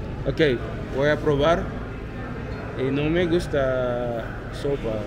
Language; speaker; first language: Spanish; non-native, learner; English